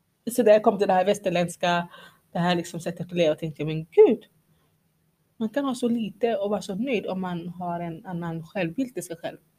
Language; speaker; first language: Swedish; non-native, fluent; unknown